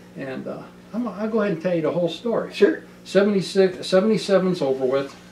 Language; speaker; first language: English; native; English